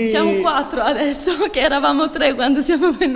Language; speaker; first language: Italian; non-native, learner; Albanian